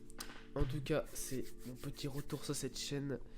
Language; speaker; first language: French; native; French